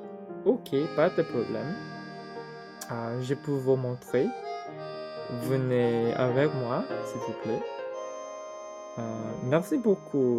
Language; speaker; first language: French; non-native, learner; English